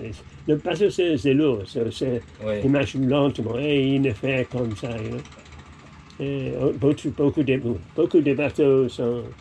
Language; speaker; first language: French; non-native, learner; English